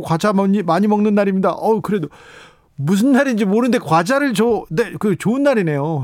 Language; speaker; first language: Korean; native; Korean